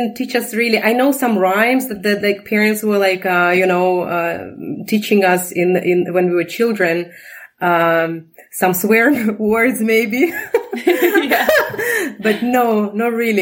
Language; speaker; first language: English; non-native, fluent; Russian